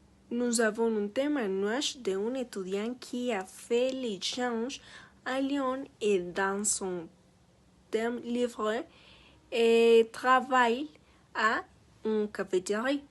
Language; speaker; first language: French; non-native, learner; Spanish